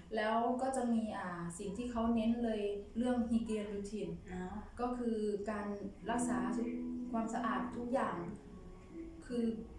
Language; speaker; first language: Thai; native; Thai